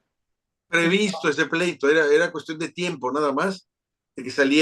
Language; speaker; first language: Spanish; native; Spanish